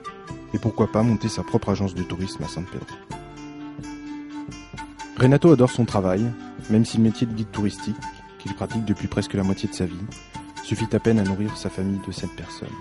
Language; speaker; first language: French; native; French